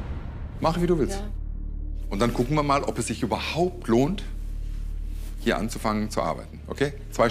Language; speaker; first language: German; native; German